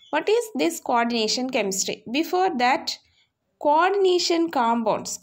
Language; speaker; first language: English; non-native, local second language; Tamil